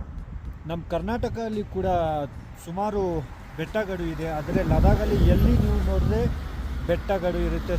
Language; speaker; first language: Kannada; non-native, local second language; Ladakhi